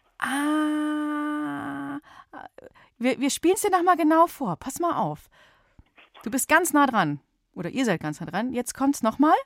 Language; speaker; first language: German; native; German